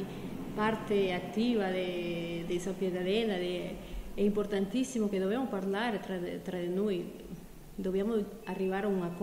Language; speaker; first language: Italian; non-native, fluent; Spanish